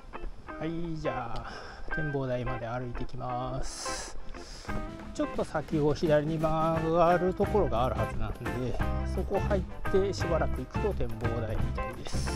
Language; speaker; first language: Japanese; native; Japanese